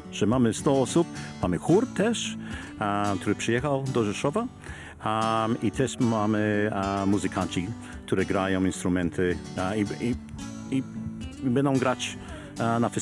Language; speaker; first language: Polish; early bilingual, heritage; Polish